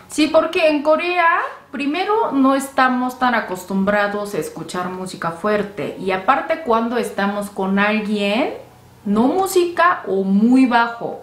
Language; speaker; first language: Spanish; non-native, fluent; Korean